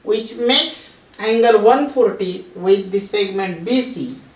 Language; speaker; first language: English; non-native, local second language; Marathi